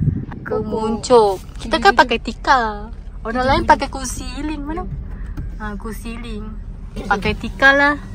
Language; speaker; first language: Malay; native; Malay